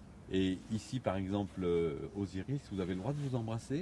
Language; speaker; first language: French; native; French